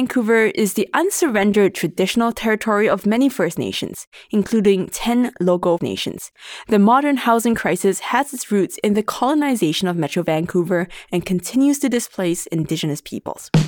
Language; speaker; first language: English; early bilingual, other home language; Chinese